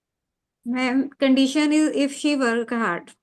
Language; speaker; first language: English; non-native, learner; Hindi